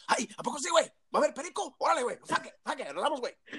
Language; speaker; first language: Spanish; early bilingual, heritage; Spanish